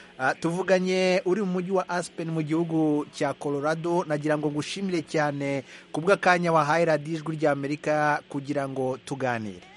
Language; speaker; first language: Kinyarwanda; native; Kinyarwanda